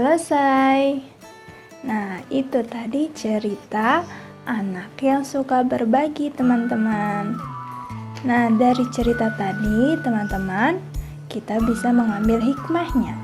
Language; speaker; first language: Indonesian; native; Indonesian